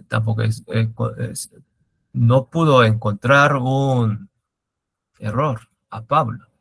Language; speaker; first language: Spanish; non-native, learner; Korean